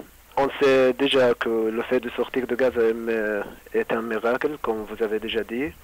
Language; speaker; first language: French; non-native, fluent; Arabic